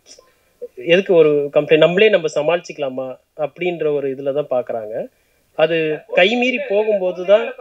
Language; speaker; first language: Tamil; native; Tamil